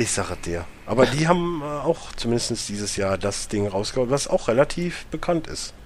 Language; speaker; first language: German; native; German